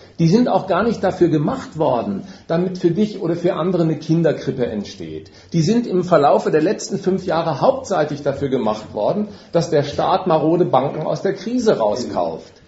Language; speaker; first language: German; native; German